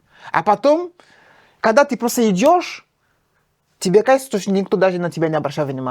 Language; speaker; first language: Russian; non-native, fluent; French